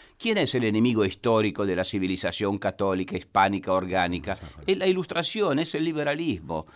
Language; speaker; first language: Spanish; non-native, fluent; Italian